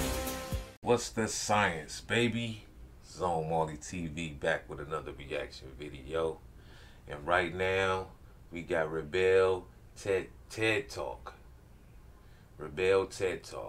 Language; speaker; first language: English; native; English